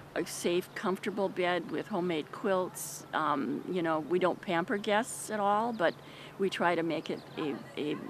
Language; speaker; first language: English; native; English